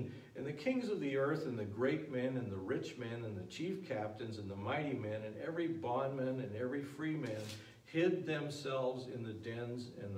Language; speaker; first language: English; native; English